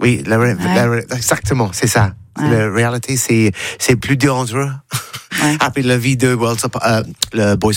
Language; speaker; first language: French; non-native, learner; English